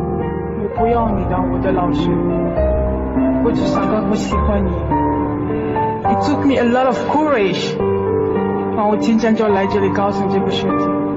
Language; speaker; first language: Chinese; non-native, learner; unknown